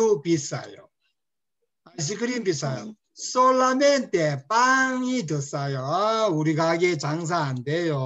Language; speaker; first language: Korean; non-native, fluent; Spanish